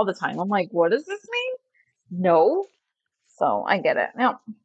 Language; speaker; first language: English; non-native, fluent; Spanish